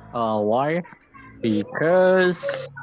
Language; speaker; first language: English; non-native, learner; Indonesian